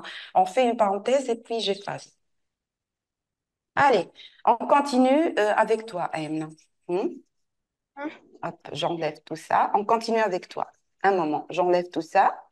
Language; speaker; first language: French; non-native, local second language; Arabic